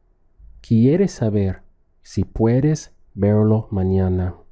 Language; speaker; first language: Spanish; non-native, fluent; English